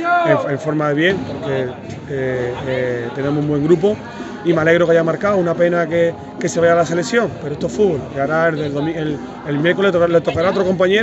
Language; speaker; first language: Spanish; native; Spanish